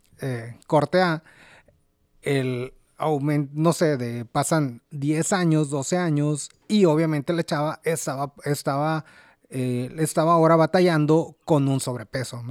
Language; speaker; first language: Spanish; native; Spanish